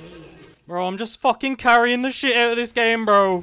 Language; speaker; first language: English; native; English